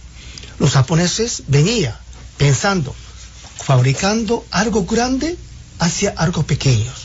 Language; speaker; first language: Spanish; non-native, fluent; Japanese